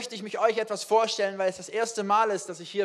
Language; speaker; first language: German; native; German